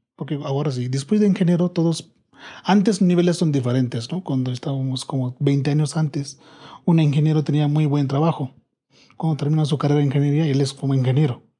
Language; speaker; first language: Spanish; non-native, learner; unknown